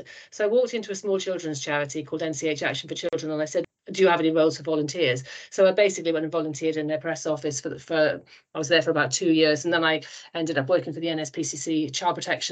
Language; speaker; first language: English; native; English